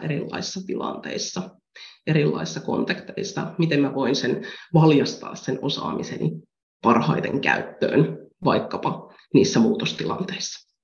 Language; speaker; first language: Finnish; native; Finnish